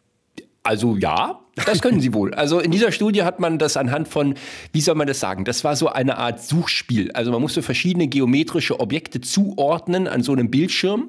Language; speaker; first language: German; native; German